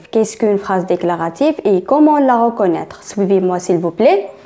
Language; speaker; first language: French; non-native, local second language; Arabic